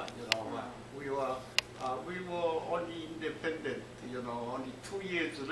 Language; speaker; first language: English; non-native, learner; Korean